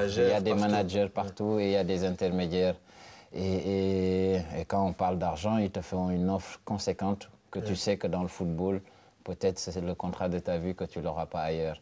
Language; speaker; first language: French; non-native, local second language; Wolof